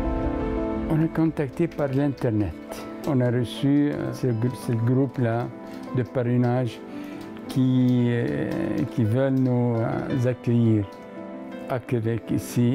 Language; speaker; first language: French; non-native, fluent; Arabic